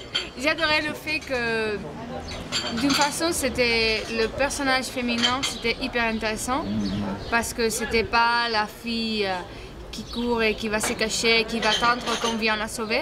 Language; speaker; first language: French; non-native, fluent; Spanish